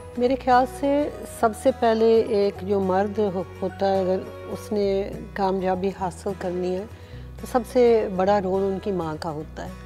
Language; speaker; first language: Urdu; early bilingual, heritage; Hindi